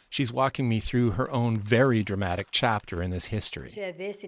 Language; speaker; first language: English; native; English